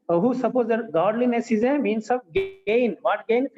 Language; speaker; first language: English; non-native, local second language; Telugu